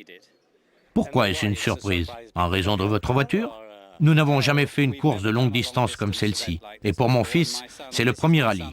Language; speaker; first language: French; native; French